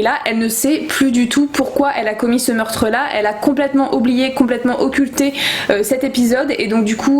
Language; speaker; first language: French; native; French